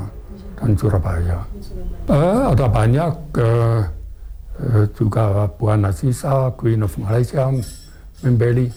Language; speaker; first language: Indonesian; non-native, fluent; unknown